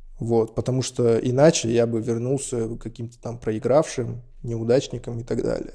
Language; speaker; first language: Russian; non-native, local second language; Uzbek